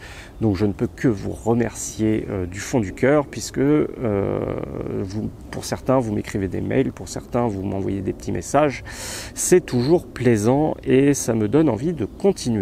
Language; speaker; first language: French; native; French